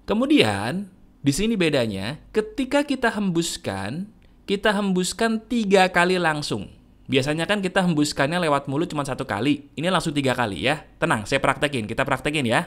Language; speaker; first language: Indonesian; native; Indonesian